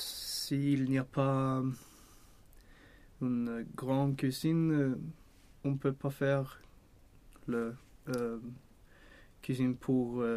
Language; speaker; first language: French; non-native, learner; Swedish